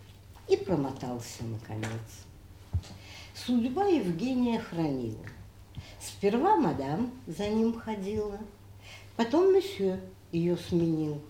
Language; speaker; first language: Russian; native; Russian